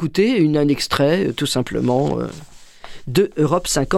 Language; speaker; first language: French; native; French